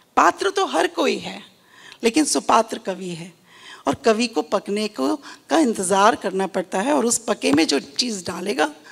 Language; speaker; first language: Hindi; native; Hindi